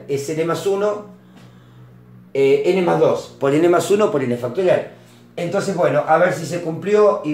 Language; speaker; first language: Spanish; native; Spanish